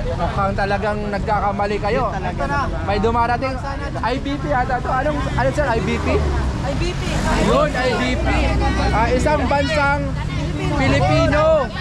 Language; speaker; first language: Filipino; non-native, local second language; Surigaonon